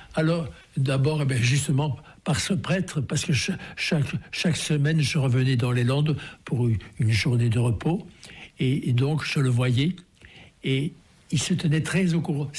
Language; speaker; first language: French; native; French